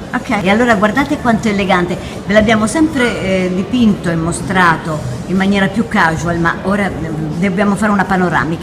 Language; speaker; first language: Italian; native; Italian